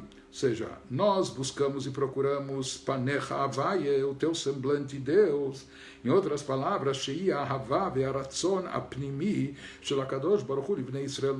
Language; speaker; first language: Portuguese; native; Portuguese